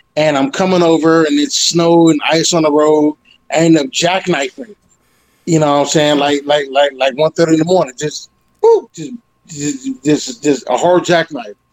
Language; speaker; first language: English; native; English